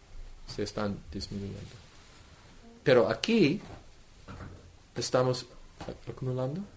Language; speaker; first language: Spanish; non-native, fluent; English